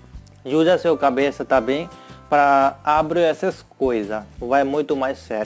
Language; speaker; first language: Portuguese; non-native, learner; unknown